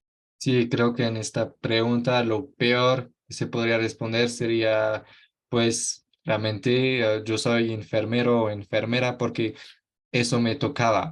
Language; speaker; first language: Spanish; non-native, fluent; French